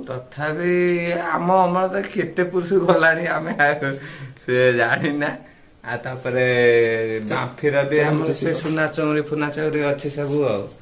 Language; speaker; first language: Odia; native; Odia